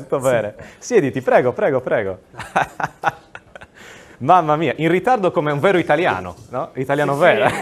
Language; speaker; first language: Italian; non-native, fluent; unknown